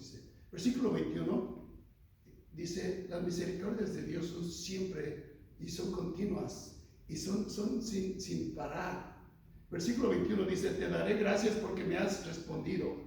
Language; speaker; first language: Spanish; native; Spanish